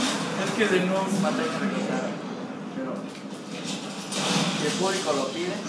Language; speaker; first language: Spanish; native; Spanish